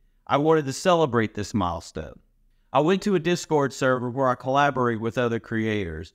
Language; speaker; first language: English; native; English